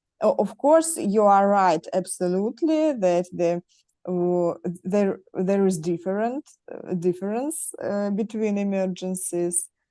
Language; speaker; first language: English; non-native, learner; Russian